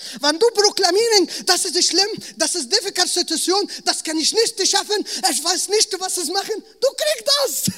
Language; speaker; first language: German; non-native, learner; Arabic